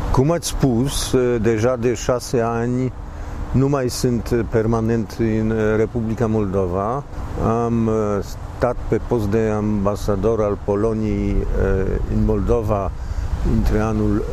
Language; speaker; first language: Romanian; non-native, fluent; Polish